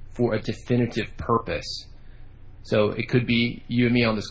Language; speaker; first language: English; native; English